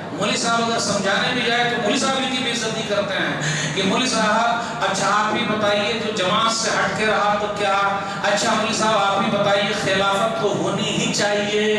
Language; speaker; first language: Urdu; non-native, local second language; Hindi